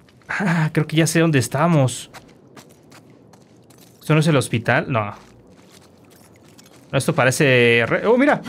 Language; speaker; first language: Spanish; native; Spanish